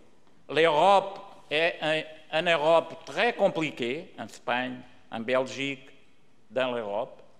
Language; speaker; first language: French; non-native, learner; Portuguese